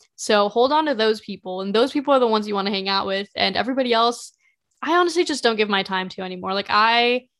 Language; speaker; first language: English; native; English